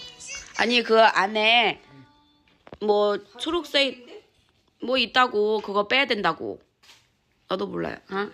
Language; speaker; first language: Korean; non-native, fluent; Chinese